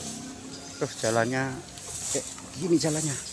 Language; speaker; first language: Indonesian; non-native, local second language; Javanese